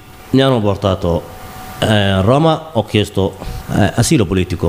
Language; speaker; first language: Italian; non-native, learner; Somali